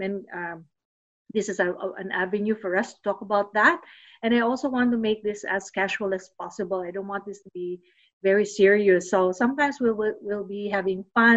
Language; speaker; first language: English; non-native, local second language; Filipino